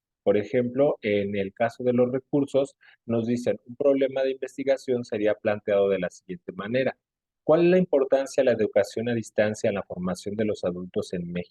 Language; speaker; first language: Spanish; native; Spanish